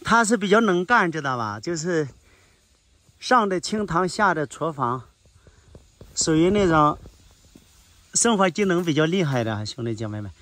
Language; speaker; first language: Chinese; native; Chinese